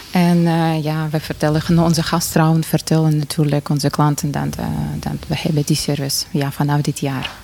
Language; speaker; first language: Dutch; non-native, fluent; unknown